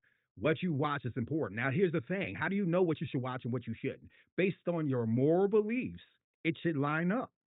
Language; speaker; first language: English; native; English